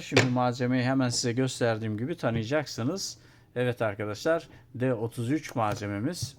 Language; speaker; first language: Turkish; native; Turkish